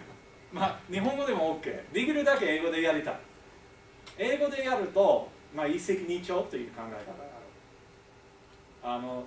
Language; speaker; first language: Japanese; non-native, fluent; English